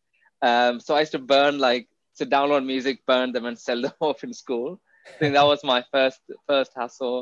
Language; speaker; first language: English; non-native, local second language; Tamil